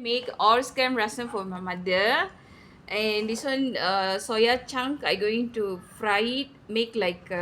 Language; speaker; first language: English; non-native, local second language; Tamil